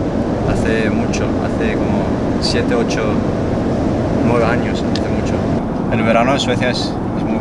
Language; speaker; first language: Spanish; non-native, fluent; Swedish